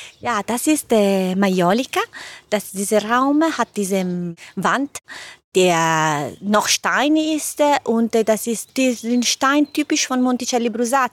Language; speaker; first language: German; non-native, learner; Italian